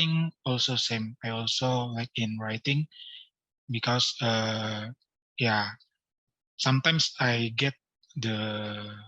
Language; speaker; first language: English; non-native, learner; Indonesian